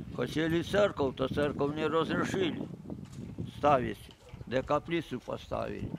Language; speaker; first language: Russian; non-native, local second language; Ukrainian